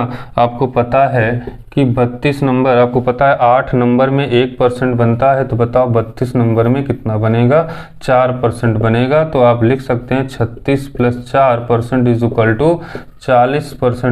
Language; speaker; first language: Hindi; native; Hindi